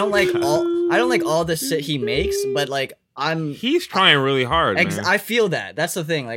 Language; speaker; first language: English; native; English